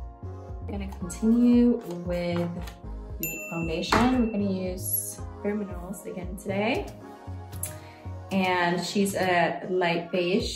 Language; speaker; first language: English; non-native, fluent; Swedish